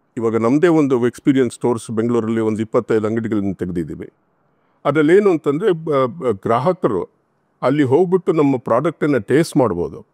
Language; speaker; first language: Kannada; non-native, local second language; Tamil